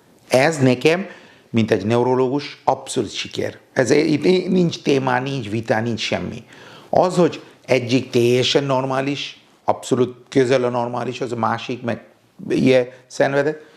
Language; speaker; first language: Hungarian; non-native, fluent; Bangla